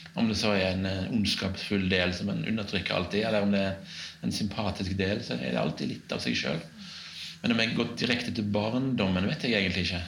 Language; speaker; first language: Norwegian; native; Norwegian